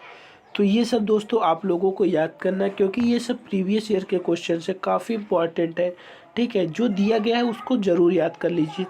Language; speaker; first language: Hindi; native; Hindi